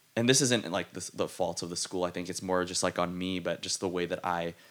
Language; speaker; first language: English; native; English